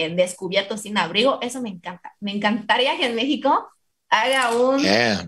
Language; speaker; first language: Spanish; non-native, fluent; English